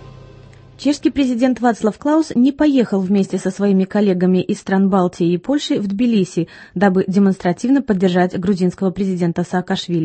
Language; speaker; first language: Russian; native; Russian